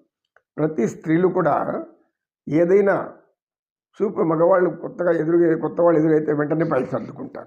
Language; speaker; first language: Telugu; native; Telugu